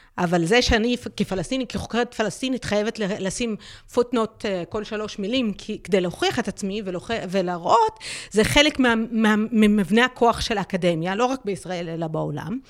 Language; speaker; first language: Hebrew; non-native, local second language; Arabic